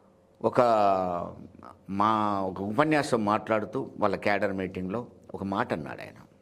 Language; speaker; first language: Telugu; native; Telugu